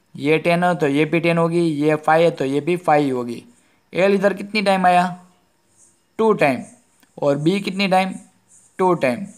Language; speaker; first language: Hindi; non-native, local second language; Gujarati